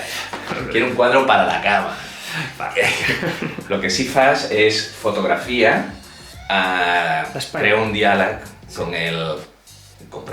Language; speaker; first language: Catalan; non-native, local second language; Spanish